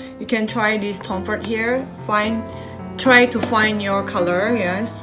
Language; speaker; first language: English; non-native, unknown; Indonesian